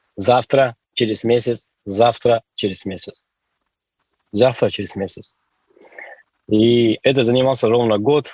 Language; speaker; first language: Russian; non-native, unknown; Hindi